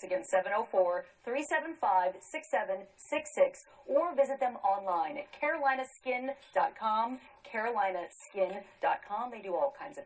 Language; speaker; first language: English; native; English